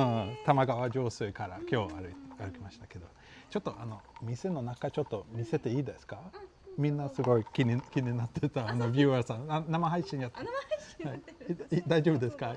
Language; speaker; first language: Japanese; non-native, fluent; Swedish